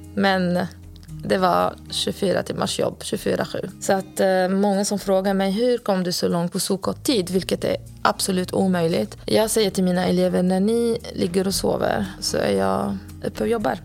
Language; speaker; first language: Swedish; non-native, fluent; Arabic